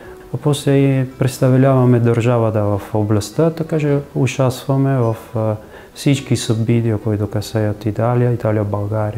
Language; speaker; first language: Bulgarian; non-native, fluent; Italian